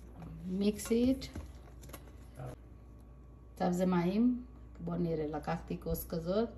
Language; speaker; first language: Hebrew; non-native, fluent; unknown